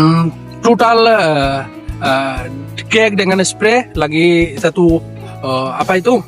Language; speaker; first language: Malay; non-native, learner; Bangla